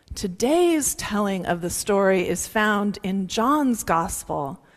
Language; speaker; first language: English; native; English